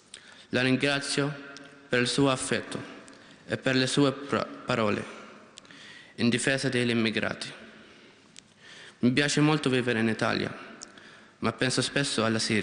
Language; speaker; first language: Italian; non-native, learner; Arabic